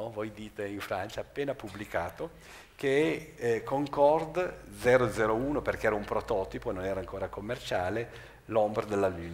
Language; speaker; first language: Italian; native; Italian